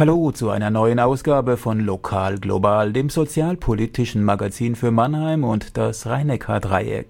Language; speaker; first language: German; native; German